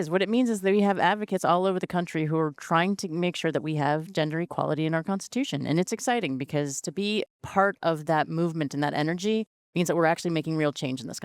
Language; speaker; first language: English; native; English